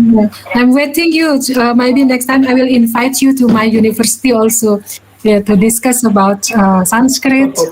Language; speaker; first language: English; non-native, learner; Balinese